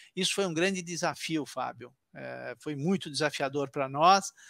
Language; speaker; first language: Portuguese; early bilingual, other home language; Italian